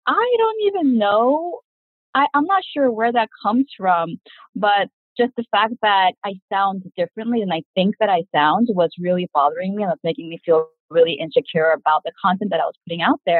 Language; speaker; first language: English; early bilingual, other home language; Korean